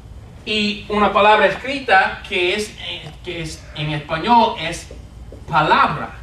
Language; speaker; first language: Spanish; non-native, fluent; English